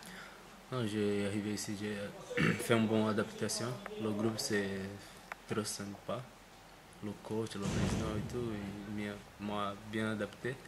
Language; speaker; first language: French; non-native, learner; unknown